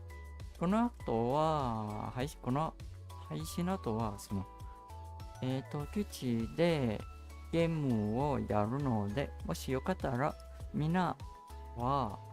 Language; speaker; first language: Japanese; non-native, learner; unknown